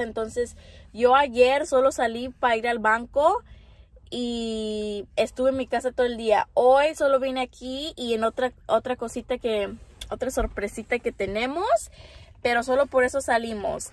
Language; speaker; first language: Spanish; early bilingual, heritage; Spanish